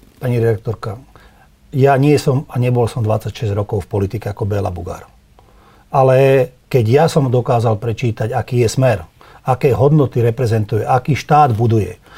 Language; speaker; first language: Slovak; non-native, local second language; Hungarian